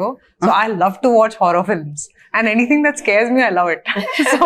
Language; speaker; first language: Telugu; non-native, fluent; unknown